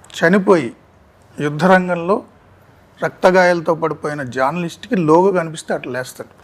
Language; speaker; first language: Telugu; native; Telugu